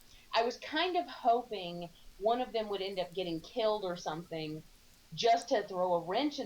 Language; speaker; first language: English; native; English